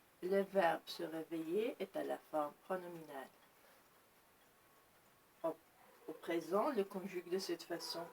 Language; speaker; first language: French; non-native, local second language; Arabic